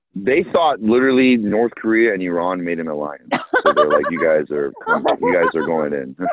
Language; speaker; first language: English; early bilingual, other home language; Persian